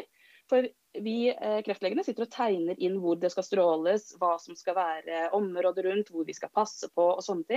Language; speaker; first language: Norwegian; native; Norwegian